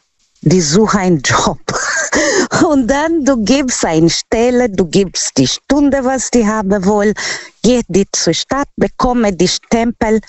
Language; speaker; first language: German; non-native, learner; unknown